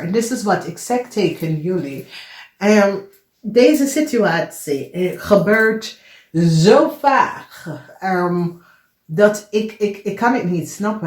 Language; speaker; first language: Dutch; non-native, fluent; English